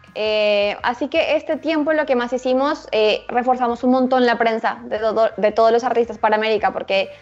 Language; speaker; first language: Spanish; native; Spanish